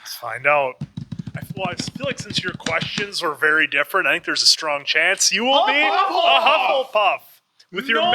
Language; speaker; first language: English; native; English